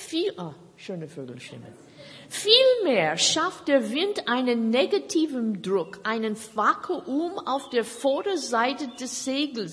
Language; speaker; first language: German; non-native, fluent; English